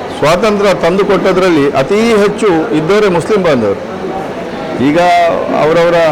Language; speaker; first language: Kannada; native; Kannada